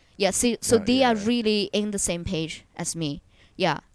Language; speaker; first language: English; non-native, fluent; Chinese